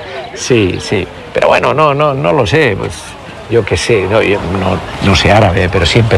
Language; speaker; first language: Spanish; native; Spanish